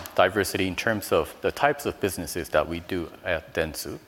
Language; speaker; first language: English; non-native, fluent; Japanese